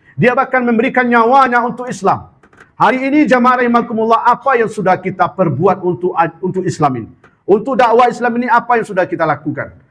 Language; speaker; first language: Malay; non-native, local second language; Minangkabau